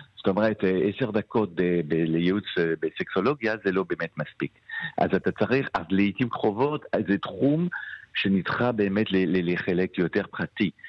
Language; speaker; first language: Hebrew; non-native, fluent; French